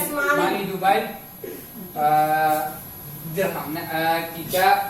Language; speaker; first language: Indonesian; non-native, learner; Arabic